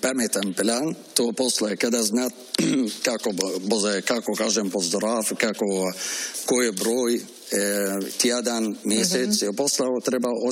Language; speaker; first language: Croatian; non-native, learner; Arabic